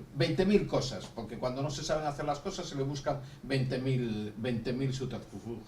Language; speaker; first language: Spanish; native; Spanish